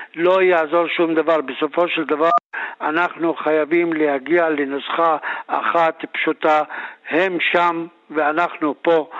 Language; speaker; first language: Hebrew; non-native, local second language; Arabic